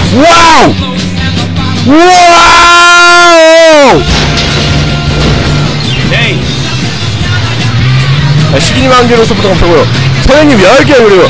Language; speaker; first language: Korean; native; Korean